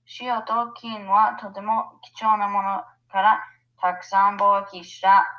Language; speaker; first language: Japanese; non-native, learner; English